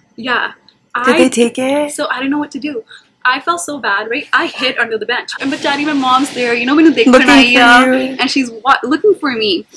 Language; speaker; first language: English; early bilingual, other home language; Punjabi